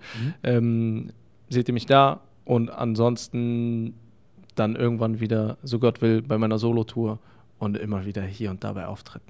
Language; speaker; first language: German; early bilingual, other home language; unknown